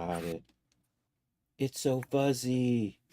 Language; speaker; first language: English; native; English